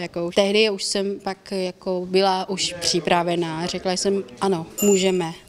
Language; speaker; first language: Czech; non-native, fluent; Chinese